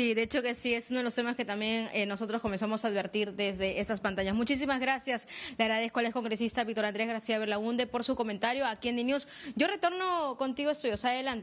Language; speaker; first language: Spanish; native; Spanish